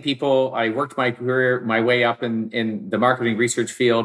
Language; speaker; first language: English; native; English